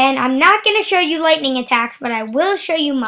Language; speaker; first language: English; native; English